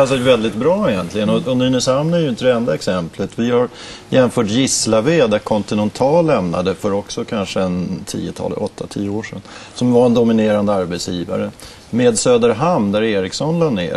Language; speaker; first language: Swedish; native; Swedish